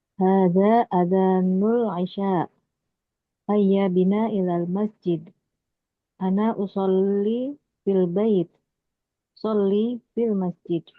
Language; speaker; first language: Arabic; non-native, learner; Indonesian